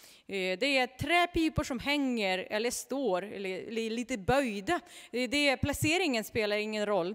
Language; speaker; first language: Swedish; non-native, fluent; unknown